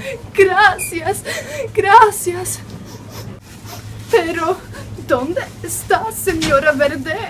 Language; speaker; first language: Spanish; non-native, learner; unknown